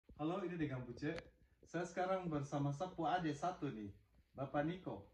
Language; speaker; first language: Indonesian; native; Indonesian